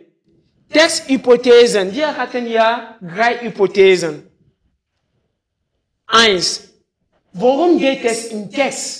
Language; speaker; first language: German; non-native, fluent; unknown